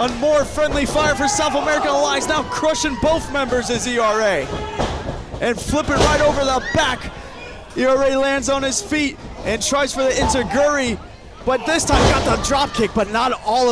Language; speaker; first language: English; native; English